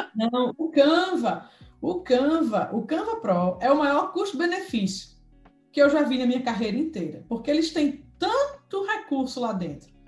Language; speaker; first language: Portuguese; native; Portuguese